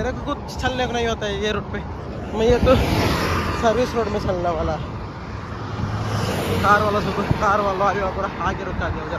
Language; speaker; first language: Hindi; non-native, local second language; Kannada